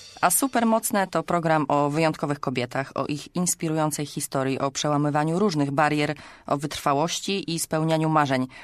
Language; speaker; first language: Polish; native; Polish